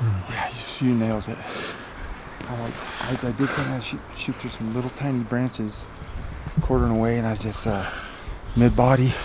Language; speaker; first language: English; native; English